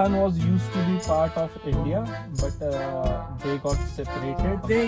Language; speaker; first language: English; non-native, local second language; Hindi